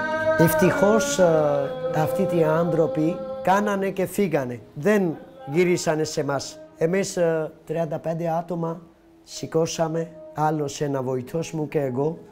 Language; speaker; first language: Greek; non-native, fluent; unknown